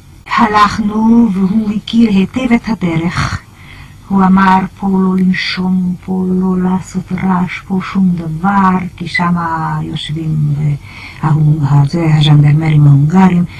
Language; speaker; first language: Hebrew; non-native, fluent; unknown